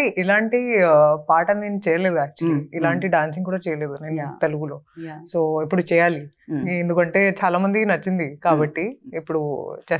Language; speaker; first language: Telugu; non-native, fluent; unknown